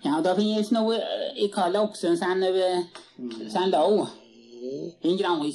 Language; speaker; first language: Swedish; native; Swedish